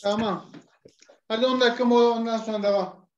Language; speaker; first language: Turkish; native; Turkish